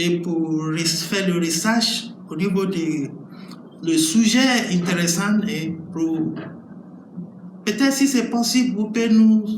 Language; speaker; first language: French; non-native, learner; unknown